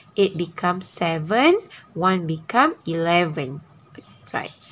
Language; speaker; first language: English; non-native, local second language; Malay